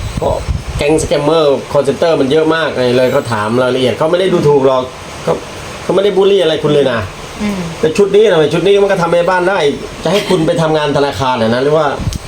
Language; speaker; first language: Thai; native; Thai